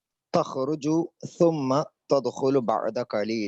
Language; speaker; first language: Arabic; non-native, learner; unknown